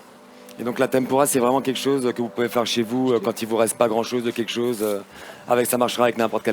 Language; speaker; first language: French; native; French